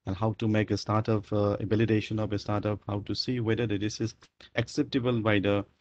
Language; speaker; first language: English; non-native, local second language; Manipuri